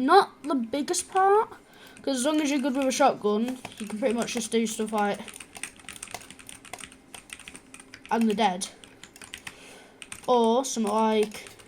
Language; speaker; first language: English; native; English